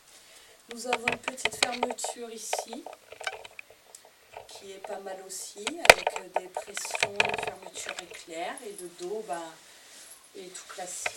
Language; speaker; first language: French; native; French